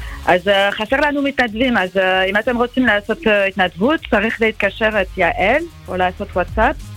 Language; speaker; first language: Hebrew; non-native, fluent; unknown